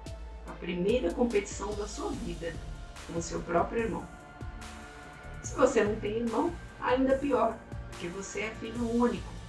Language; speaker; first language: Portuguese; native; Portuguese